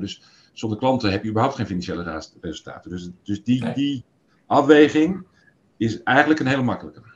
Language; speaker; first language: Dutch; native; Dutch